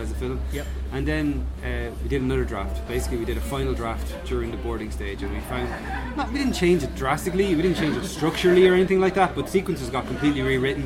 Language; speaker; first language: English; native; English